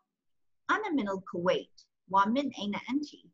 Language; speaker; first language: Arabic; non-native, fluent; English